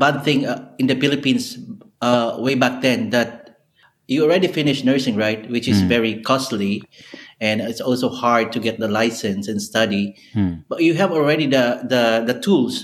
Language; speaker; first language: English; non-native, local second language; Bikol